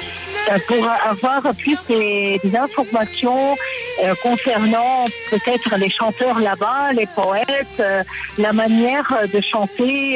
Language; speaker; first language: French; non-native, local second language; Arabic